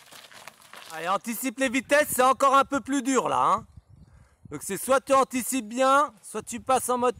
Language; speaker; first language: French; native; French